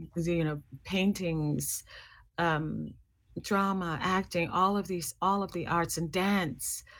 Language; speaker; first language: English; native; English